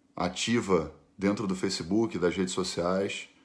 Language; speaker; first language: Portuguese; native; Portuguese